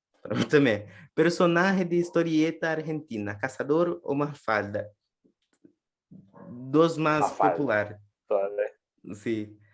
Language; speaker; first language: Spanish; non-native, learner; Portuguese